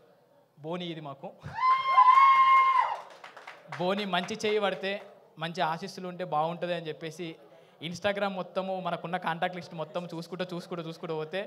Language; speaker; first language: Telugu; native; Telugu